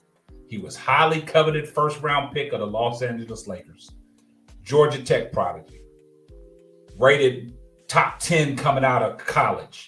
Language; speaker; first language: English; native; English